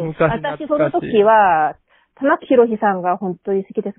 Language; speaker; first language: Japanese; non-native, learner; Korean